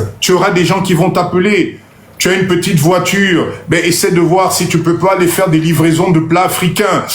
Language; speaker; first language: French; non-native, local second language; Lingala